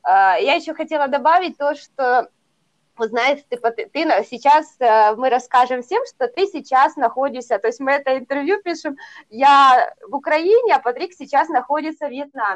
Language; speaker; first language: Russian; native; Russian